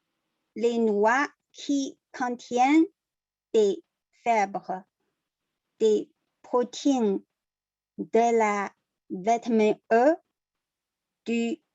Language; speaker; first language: French; non-native, learner; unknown